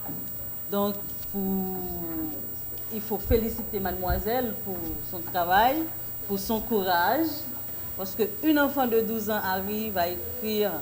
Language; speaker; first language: French; non-native, local second language; Haitian Creole